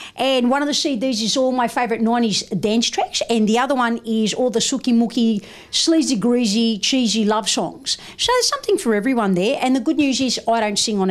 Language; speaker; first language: English; early bilingual, other home language; Greek